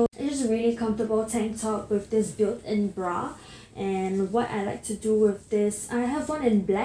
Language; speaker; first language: English; native; English